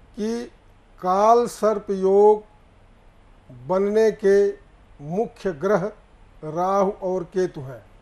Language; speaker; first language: Hindi; native; Hindi